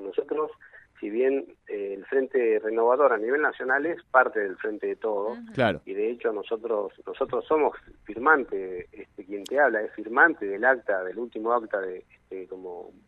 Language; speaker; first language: Spanish; native; Spanish